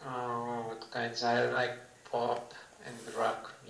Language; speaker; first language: English; non-native, learner; Russian